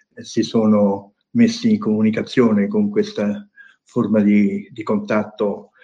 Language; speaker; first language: Italian; native; Italian